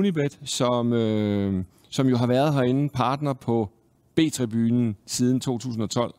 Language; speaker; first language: Danish; native; Danish